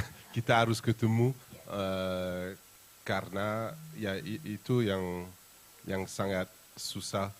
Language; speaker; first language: Indonesian; non-native, fluent; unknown